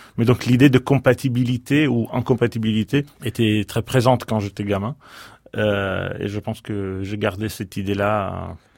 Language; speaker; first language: French; non-native, fluent; Greek